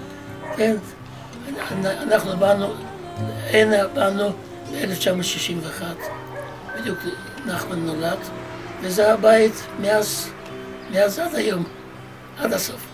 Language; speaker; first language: Hebrew; non-native, fluent; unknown